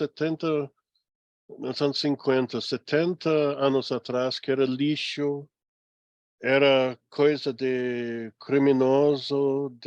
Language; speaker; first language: Portuguese; non-native, fluent; English